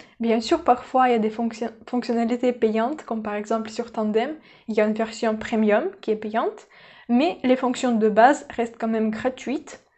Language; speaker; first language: French; non-native, fluent; Russian